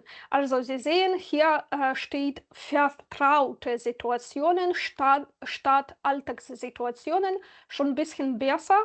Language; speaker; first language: German; non-native, fluent; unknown